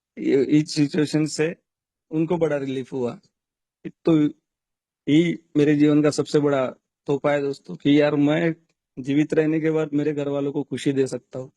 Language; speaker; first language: Hindi; non-native, local second language; Marathi